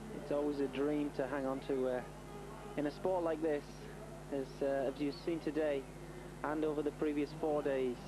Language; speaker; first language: English; native; English